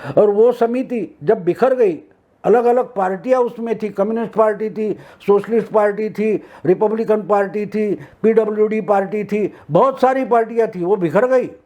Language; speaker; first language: Hindi; non-native, local second language; Marathi